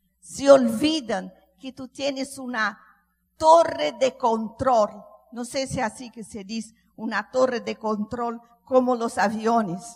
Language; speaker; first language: Spanish; non-native, learner; Portuguese